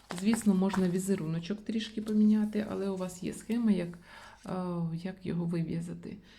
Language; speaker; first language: Ukrainian; non-native, local second language; Russian